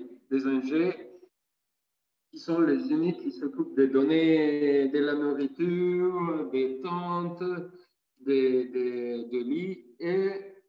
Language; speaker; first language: French; non-native, fluent; Italian